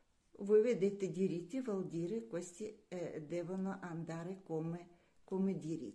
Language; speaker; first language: Italian; non-native, learner; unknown